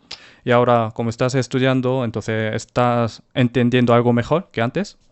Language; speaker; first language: Spanish; non-native, fluent; Korean